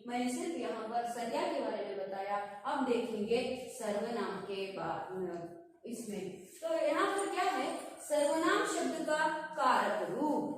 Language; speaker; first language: Hindi; non-native, local second language; Kannada